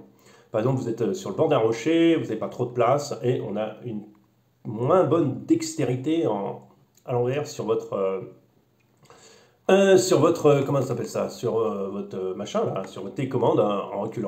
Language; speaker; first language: French; native; French